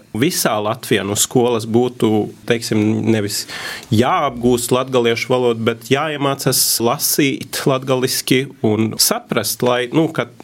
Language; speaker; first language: Latvian; non-native, fluent; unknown